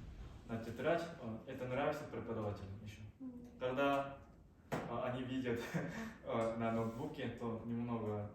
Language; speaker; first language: Russian; non-native, fluent; Korean